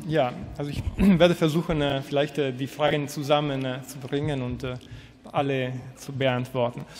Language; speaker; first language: German; non-native, fluent; Italian